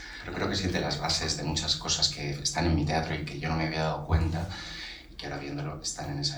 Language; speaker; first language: Spanish; native; Spanish